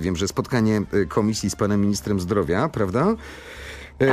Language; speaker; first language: Polish; native; Polish